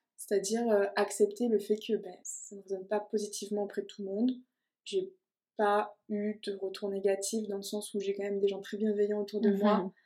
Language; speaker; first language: French; native; French